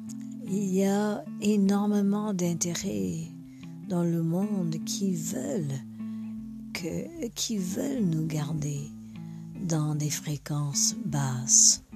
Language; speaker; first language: French; non-native, fluent; English